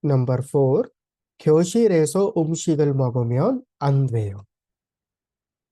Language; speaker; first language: Korean; non-native, fluent; Hindi